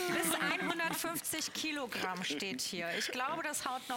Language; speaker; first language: German; native; German